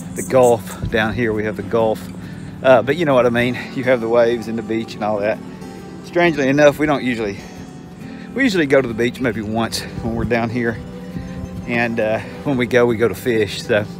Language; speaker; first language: English; native; English